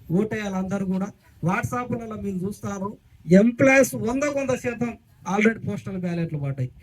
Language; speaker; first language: Telugu; non-native, local second language; Koya